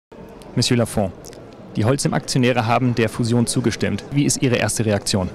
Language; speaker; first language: German; native; German